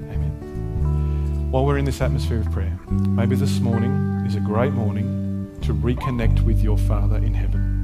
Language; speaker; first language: English; native; English